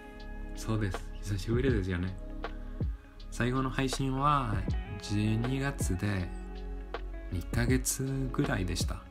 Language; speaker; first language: Japanese; non-native, learner; Spanish